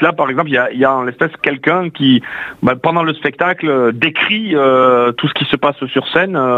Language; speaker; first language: French; native; French